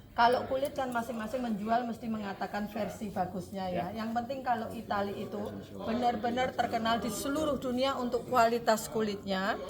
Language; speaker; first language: Indonesian; native; Indonesian